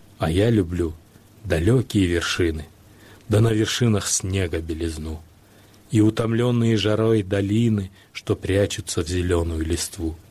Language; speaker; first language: Kyrgyz; non-native, local second language; Uzbek